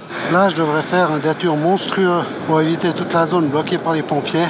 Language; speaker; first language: French; native; French